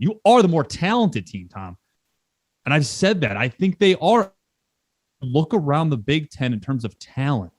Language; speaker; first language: English; native; English